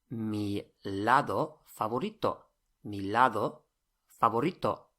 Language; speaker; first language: Spanish; non-native, fluent; English